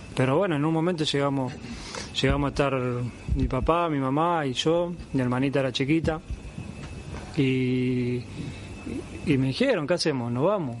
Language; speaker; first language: Spanish; native; Spanish